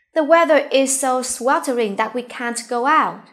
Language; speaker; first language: English; non-native, fluent; Vietnamese